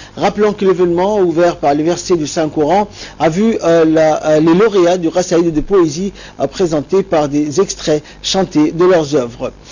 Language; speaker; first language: French; non-native, local second language; Somali